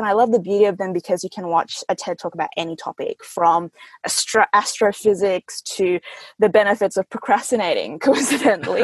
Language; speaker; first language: English; early bilingual, other home language; Indonesian